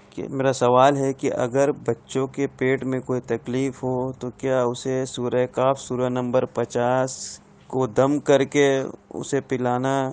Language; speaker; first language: Hindi; native; Hindi